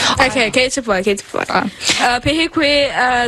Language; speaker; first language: Māori; non-native, learner; English